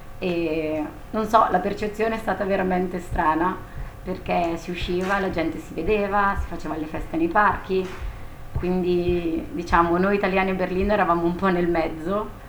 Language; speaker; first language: Italian; native; Italian